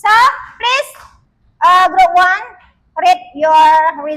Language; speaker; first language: English; non-native, fluent; Indonesian